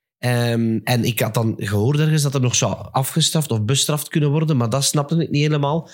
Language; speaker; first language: Dutch; native; Dutch